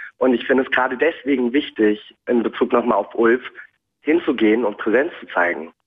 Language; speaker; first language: German; native; German